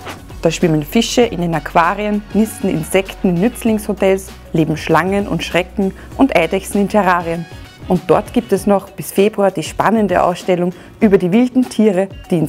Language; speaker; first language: German; native; German